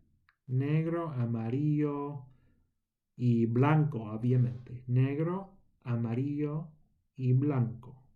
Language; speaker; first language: Spanish; non-native, fluent; English